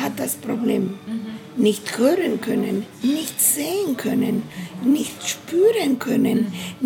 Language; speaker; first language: German; non-native, learner; Spanish